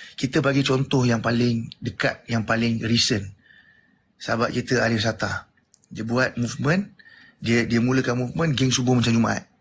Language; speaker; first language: Malay; native; Malay